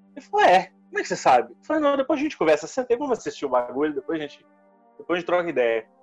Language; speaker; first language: Portuguese; native; Portuguese